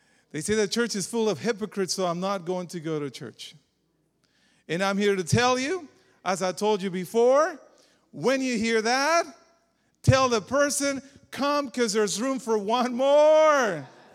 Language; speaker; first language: English; non-native, fluent; Spanish